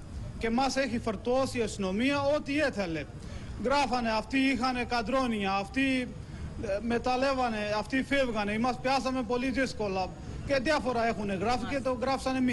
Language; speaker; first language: Greek; non-native, learner; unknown